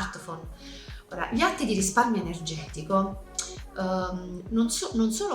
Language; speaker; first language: Italian; native; Italian